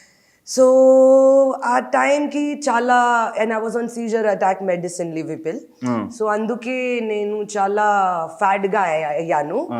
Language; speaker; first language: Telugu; non-native, fluent; Hindi